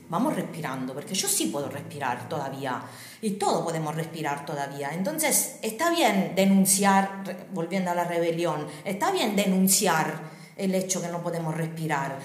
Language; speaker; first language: Spanish; non-native, fluent; Italian